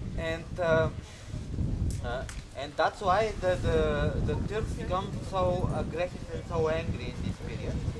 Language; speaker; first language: English; non-native, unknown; Bulgarian